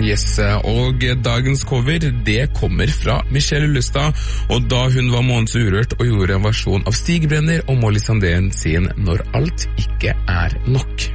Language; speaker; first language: Norwegian; native; Norwegian